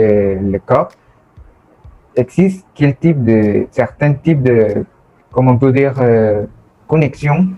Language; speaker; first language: French; non-native, learner; Spanish